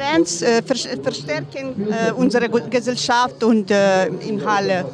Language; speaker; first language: German; non-native, learner; Ukrainian